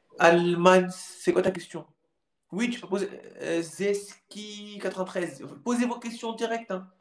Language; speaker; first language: French; native; French